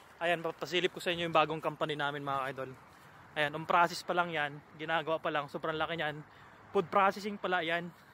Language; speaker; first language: Filipino; native; Filipino